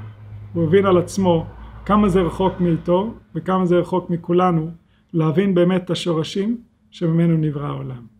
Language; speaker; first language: Hebrew; non-native, fluent; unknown